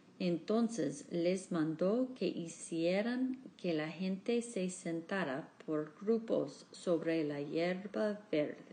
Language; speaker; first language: Spanish; non-native, learner; English